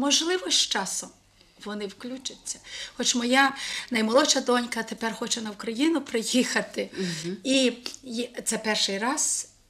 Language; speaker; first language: Ukrainian; early bilingual, heritage; Ukrainian